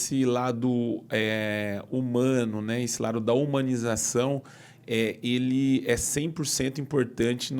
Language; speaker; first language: Portuguese; native; Portuguese